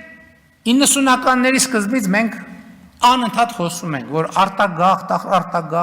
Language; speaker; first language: Armenian; native; Armenian